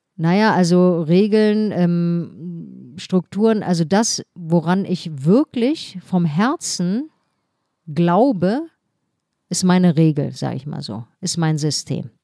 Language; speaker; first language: German; early bilingual, other home language; Turkish